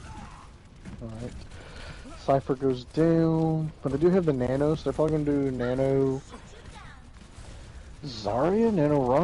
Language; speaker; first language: English; native; English